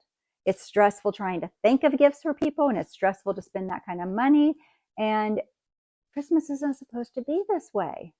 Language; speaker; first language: English; native; English